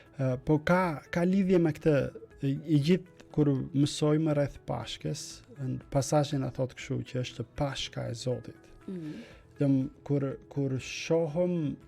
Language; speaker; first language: Albanian; native; Albanian